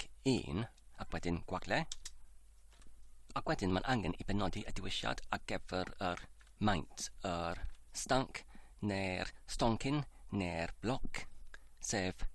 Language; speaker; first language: Welsh; non-native, learner; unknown